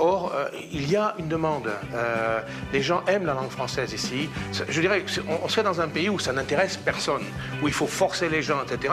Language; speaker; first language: French; native; French